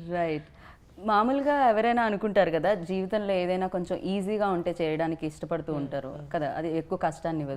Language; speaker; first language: Telugu; native; Telugu